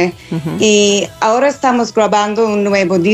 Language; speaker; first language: Spanish; non-native, fluent; English